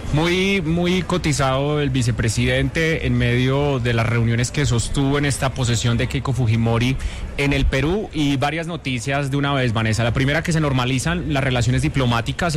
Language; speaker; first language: Spanish; native; Spanish